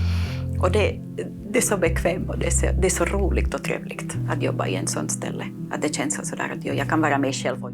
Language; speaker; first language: Swedish; non-native, fluent; Catalan